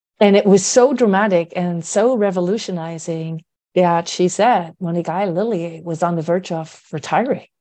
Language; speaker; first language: English; non-native, fluent; Dutch